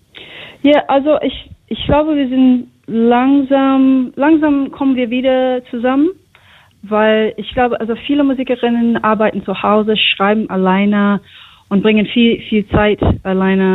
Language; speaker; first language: German; non-native, fluent; English